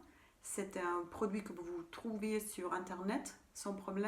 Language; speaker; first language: French; non-native, fluent; German